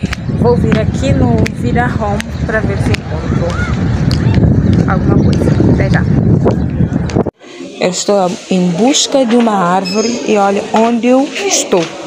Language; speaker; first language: Portuguese; non-native, local second language; Kabuverdianu